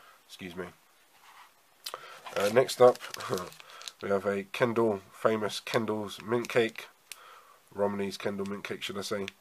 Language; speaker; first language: English; native; English